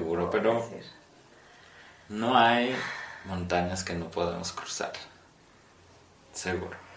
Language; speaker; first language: Spanish; non-native, fluent; Polish